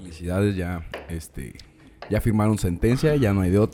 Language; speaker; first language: Spanish; native; Spanish